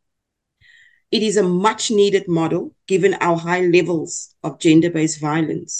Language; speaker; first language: English; non-native, local second language; Afrikaans